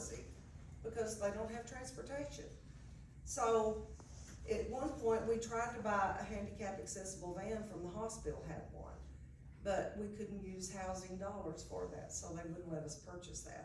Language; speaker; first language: English; native; English